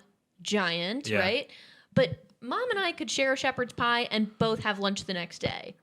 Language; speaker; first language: English; native; English